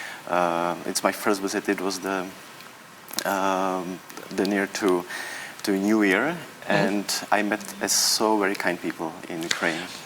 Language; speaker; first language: English; non-native, learner; Czech